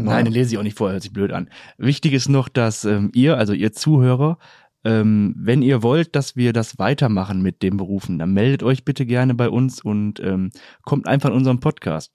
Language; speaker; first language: German; native; German